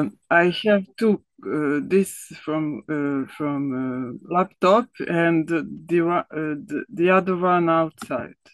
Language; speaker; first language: English; non-native, learner; Serbian